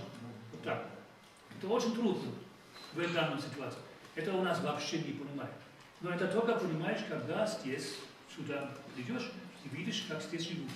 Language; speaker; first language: Russian; non-native, fluent; German